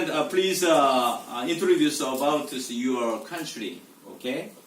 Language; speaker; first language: English; non-native, learner; Korean